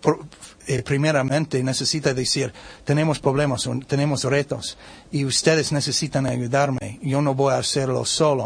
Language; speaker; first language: Spanish; non-native, learner; English